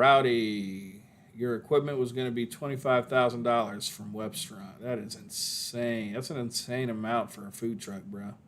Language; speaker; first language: English; native; English